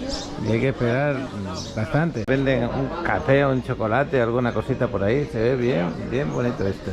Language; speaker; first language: Spanish; native; Spanish